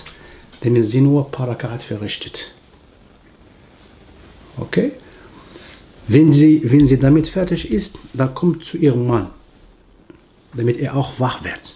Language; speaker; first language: German; non-native, learner; Arabic